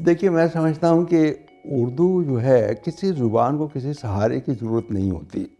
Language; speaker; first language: Urdu; non-native, local second language; Punjabi